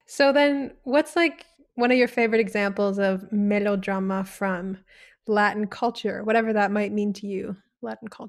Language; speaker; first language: English; early bilingual, other home language; Spanish